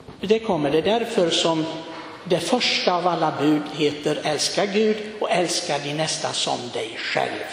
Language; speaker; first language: Swedish; non-native, fluent; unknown